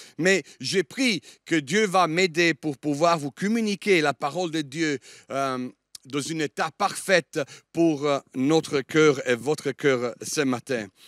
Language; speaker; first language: French; non-native, fluent; Italian